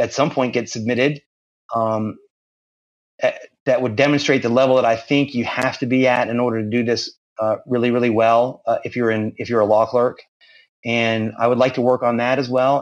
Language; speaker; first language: English; native; English